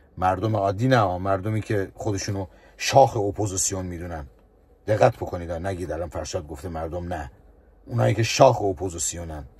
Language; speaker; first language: Persian; native; Persian